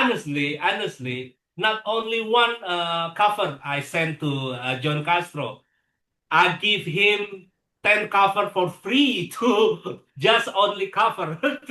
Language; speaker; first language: English; non-native, learner; Indonesian